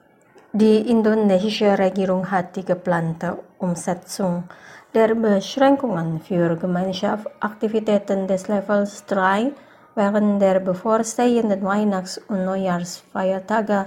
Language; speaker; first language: German; non-native, fluent; Indonesian